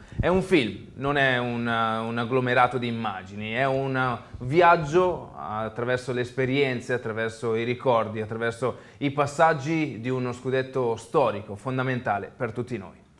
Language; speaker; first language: Italian; native; Italian